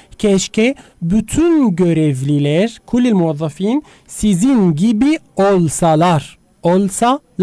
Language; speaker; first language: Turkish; non-native, fluent; Arabic